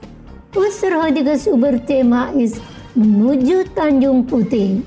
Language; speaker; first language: German; non-native, fluent; Indonesian